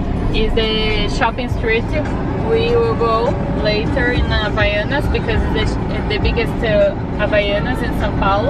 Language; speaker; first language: English; non-native, fluent; Portuguese